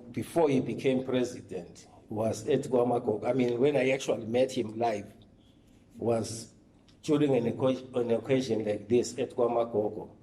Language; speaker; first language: English; non-native, local second language; Swati